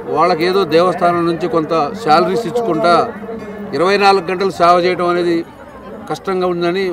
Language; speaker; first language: Telugu; native; Telugu